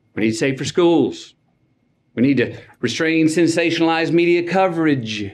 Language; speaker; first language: English; native; English